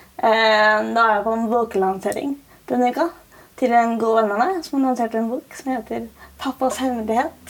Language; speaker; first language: Norwegian; native; Norwegian